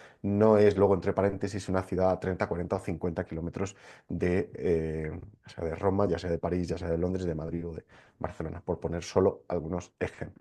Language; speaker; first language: Spanish; native; Spanish